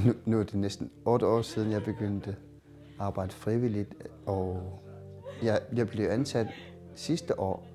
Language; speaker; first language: Danish; non-native, local second language; Kalaallisut